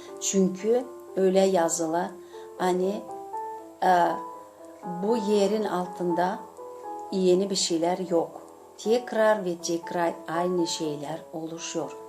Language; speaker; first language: Turkish; non-native, fluent; Gagauz